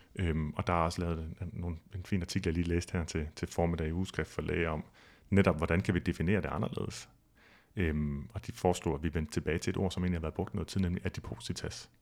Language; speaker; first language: Danish; native; Danish